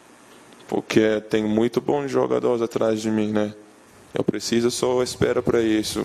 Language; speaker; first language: Portuguese; non-native, learner; English